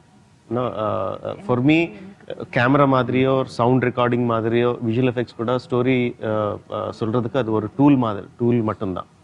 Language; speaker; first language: Tamil; non-native, fluent; Telugu